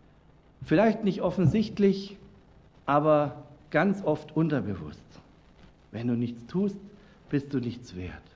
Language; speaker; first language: German; native; German